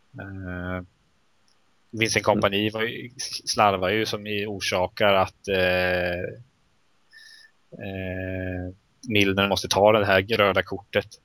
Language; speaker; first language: Swedish; native; Swedish